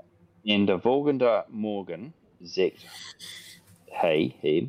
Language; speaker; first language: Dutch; non-native, learner; English